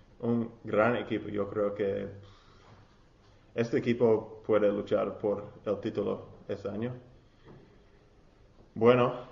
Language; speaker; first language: Spanish; non-native, learner; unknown